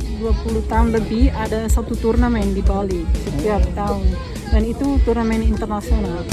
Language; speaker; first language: Indonesian; non-native, fluent; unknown